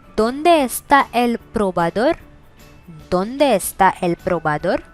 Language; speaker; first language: Spanish; non-native, fluent; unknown